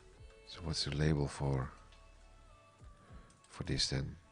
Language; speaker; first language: English; non-native, fluent; Dutch